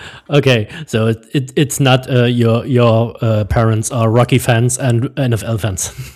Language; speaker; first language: English; non-native, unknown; German